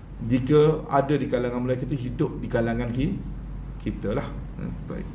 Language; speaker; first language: Malay; native; Malay